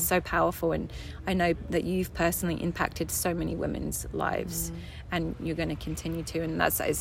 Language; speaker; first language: English; native; English